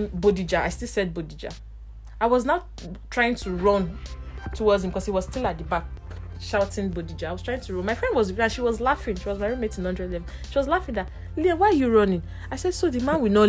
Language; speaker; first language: English; non-native, local second language; Igbo